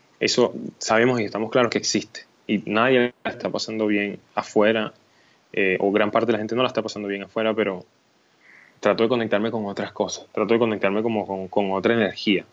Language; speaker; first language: Spanish; native; Spanish